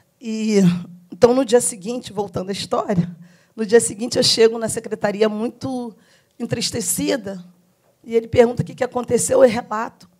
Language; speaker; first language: Portuguese; native; Portuguese